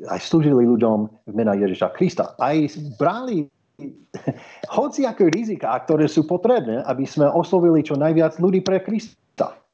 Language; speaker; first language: Slovak; non-native, fluent; English